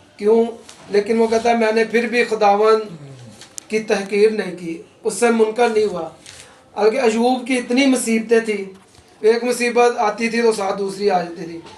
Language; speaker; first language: Urdu; non-native, local second language; Punjabi